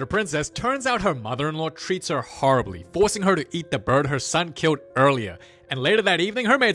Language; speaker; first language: English; native; English